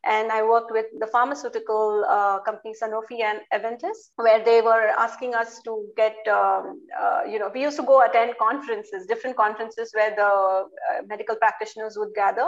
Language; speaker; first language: English; non-native, local second language; Hindi